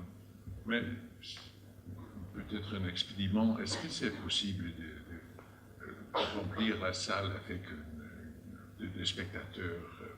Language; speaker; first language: French; non-native, fluent; Dutch